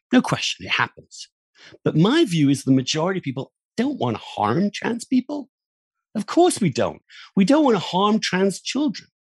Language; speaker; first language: English; native; English